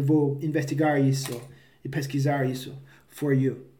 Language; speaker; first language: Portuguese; non-native, fluent; English